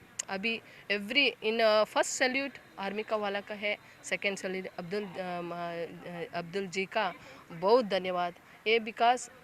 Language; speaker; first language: Hindi; non-native, local second language; Kannada